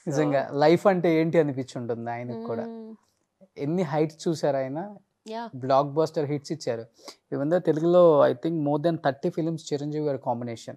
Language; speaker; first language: Telugu; native; Telugu